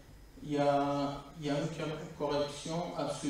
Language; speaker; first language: French; non-native, fluent; Kurdish